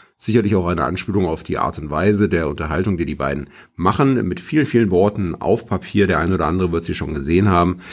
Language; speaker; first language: German; native; German